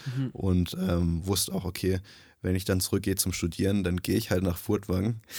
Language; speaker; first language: German; early bilingual, other home language; Nepali